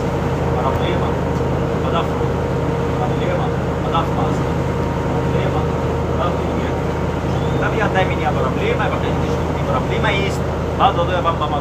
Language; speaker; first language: Russian; non-native, learner; Arabic